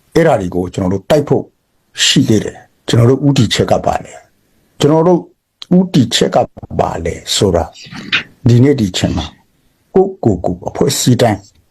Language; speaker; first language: Burmese; non-native, local second language; Hakha Chin